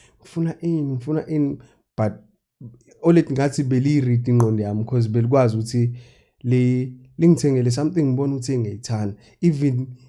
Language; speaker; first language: Zulu; native; Zulu